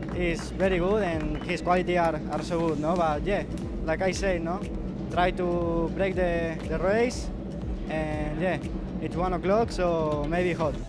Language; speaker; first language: English; non-native, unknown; Spanish